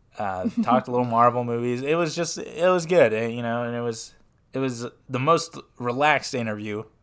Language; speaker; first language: English; native; English